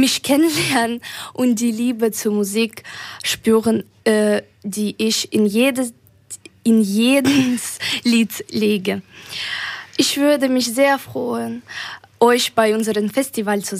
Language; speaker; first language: German; early bilingual, other home language; Ukrainian